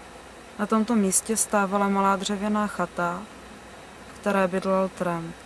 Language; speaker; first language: Czech; native; Czech